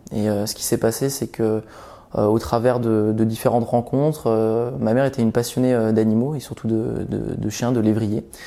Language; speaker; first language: French; early bilingual, other home language; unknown